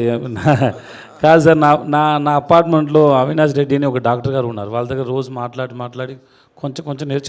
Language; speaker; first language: Telugu; non-native, learner; Tamil